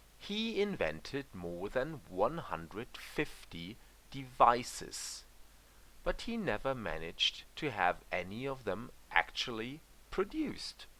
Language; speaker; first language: English; non-native, fluent; German